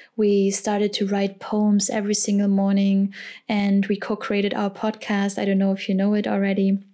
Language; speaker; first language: English; non-native, fluent; German